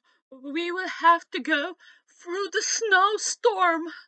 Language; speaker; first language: English; non-native, fluent; Slovenian